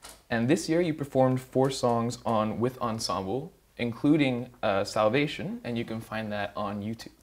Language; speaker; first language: English; early bilingual, other home language; Japanese